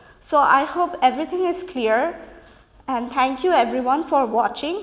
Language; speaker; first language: English; non-native, local second language; Bangla